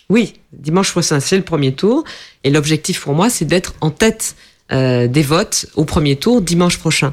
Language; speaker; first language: French; native; French